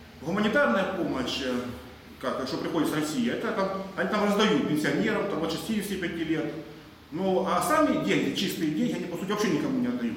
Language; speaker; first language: Russian; native; Russian